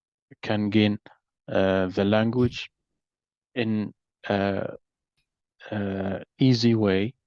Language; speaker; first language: English; non-native, learner; Arabic